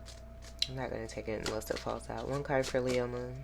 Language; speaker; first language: English; native; English